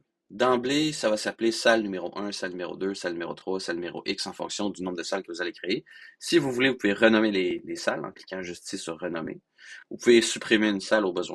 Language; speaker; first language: French; native; French